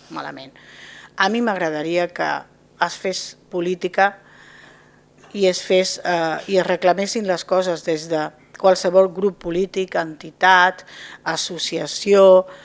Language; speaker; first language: Catalan; non-native, local second language; Spanish